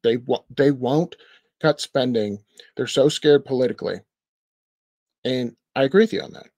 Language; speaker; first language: English; native; English